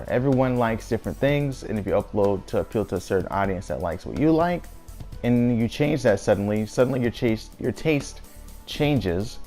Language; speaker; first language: English; native; English